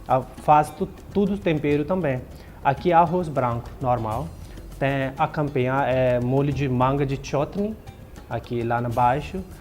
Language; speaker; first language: Portuguese; non-native, learner; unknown